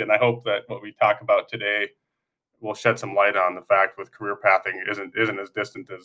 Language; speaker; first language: English; native; English